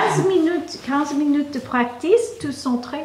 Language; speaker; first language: French; non-native, learner; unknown